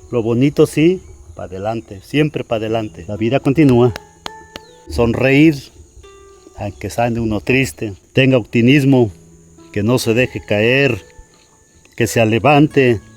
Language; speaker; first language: Spanish; native; Spanish